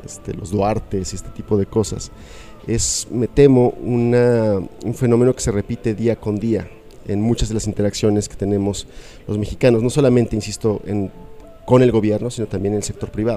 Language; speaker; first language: Spanish; native; Spanish